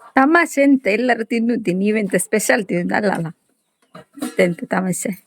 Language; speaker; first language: Kannada; native; Kannada